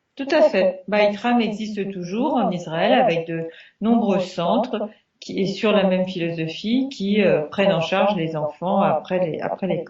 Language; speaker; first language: French; native; French